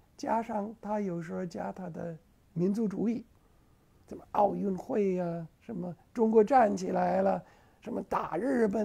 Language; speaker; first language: Chinese; non-native, fluent; English